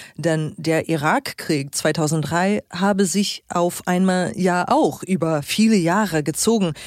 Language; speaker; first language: German; native; German